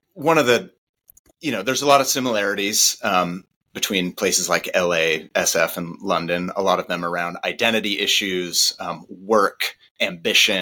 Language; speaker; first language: English; native; English